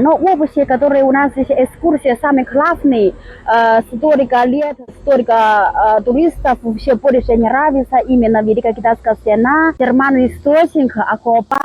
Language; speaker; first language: Russian; non-native, learner; Chinese